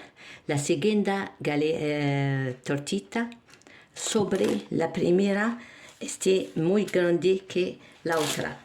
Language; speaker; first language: Spanish; non-native, learner; Arabic